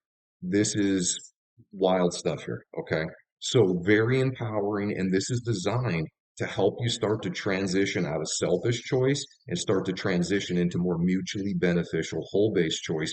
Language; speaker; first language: English; native; English